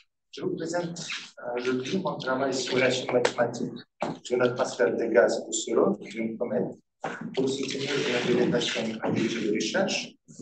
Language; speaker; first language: French; non-native, fluent; Russian